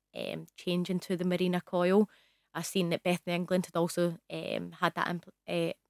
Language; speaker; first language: English; native; English